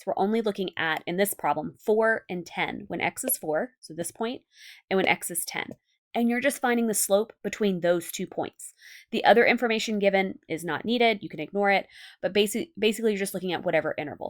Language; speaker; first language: English; native; English